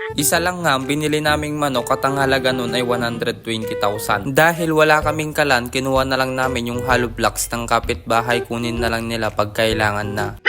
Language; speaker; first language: Filipino; native; Filipino